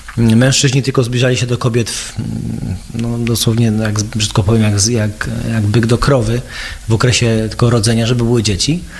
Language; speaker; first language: Polish; early bilingual, heritage; Polish